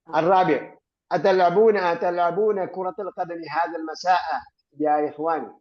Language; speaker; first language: Arabic; non-native, fluent; Malayalam